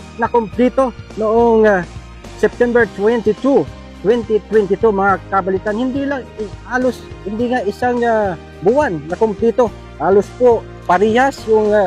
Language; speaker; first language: Filipino; non-native, local second language; Bikol